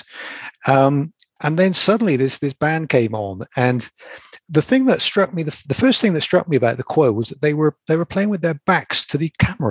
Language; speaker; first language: English; native; English